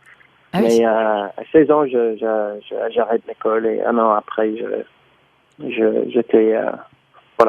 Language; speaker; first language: French; non-native, learner; English